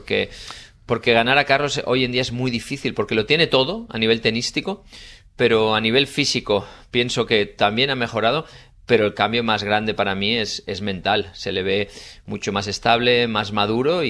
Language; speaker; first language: Spanish; native; Spanish